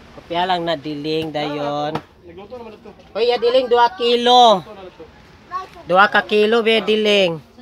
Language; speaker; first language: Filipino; non-native, local second language; Cebuano